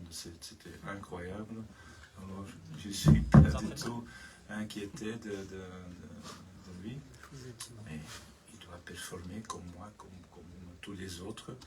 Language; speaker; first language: French; non-native, learner; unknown